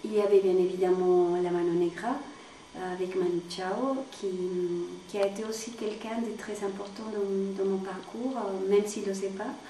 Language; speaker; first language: French; non-native, fluent; Spanish